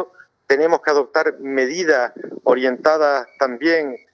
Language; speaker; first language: Spanish; native; Spanish